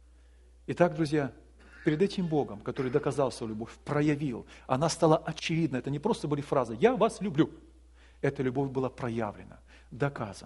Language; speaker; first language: Russian; native; Russian